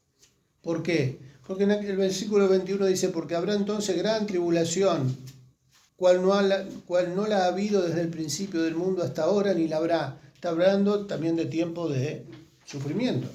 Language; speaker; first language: Spanish; native; Spanish